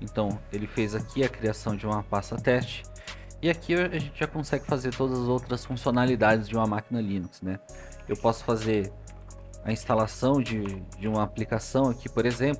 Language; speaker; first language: Portuguese; native; Portuguese